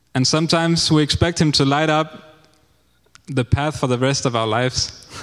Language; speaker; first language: English; non-native, fluent; Danish